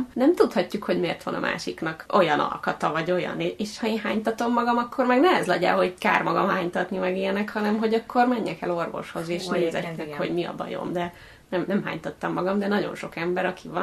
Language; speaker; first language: Hungarian; native; Hungarian